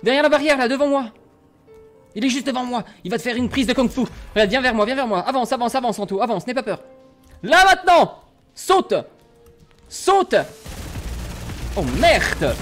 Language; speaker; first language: French; native; French